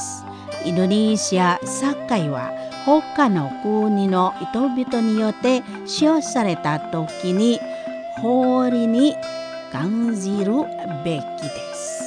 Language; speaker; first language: Japanese; non-native, fluent; Indonesian